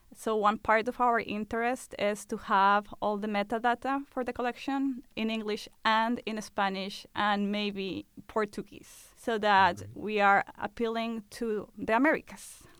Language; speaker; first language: English; non-native, fluent; Spanish